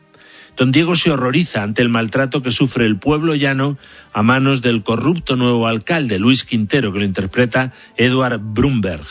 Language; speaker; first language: Spanish; native; Spanish